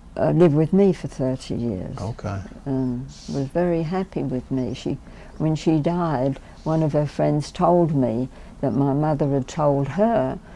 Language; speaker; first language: English; native; English